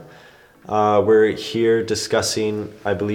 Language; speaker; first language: English; native; English